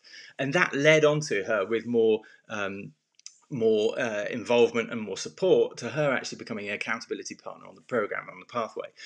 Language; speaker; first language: English; native; English